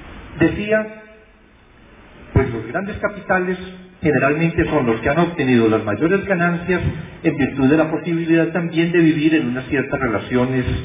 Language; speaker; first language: Spanish; native; Spanish